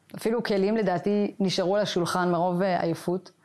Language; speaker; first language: Hebrew; native; Hebrew